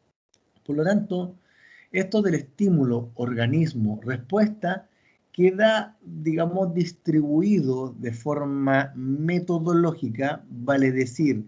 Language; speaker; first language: Spanish; native; Spanish